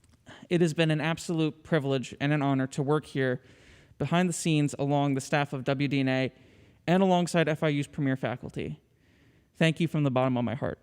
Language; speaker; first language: English; native; English